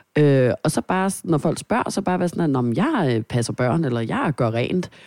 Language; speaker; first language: Danish; native; Danish